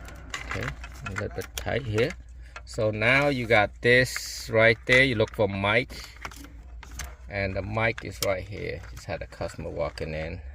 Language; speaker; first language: English; non-native, local second language; Khmer